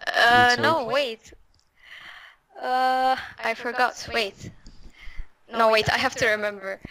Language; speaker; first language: English; non-native, fluent; Arabic